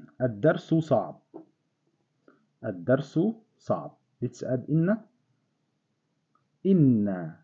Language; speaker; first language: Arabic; non-native, fluent; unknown